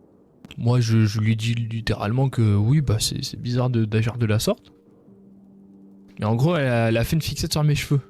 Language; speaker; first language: French; native; French